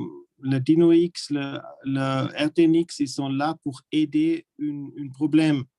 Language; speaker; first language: French; non-native, learner; German